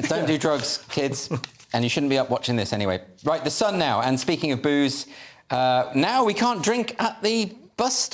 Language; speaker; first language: English; native; English